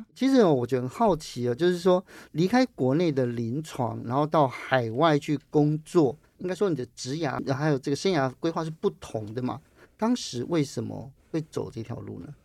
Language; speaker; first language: Chinese; native; Chinese